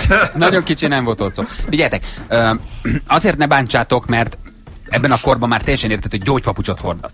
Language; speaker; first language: Hungarian; native; Hungarian